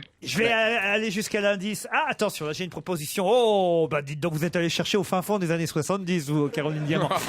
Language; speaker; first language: French; native; French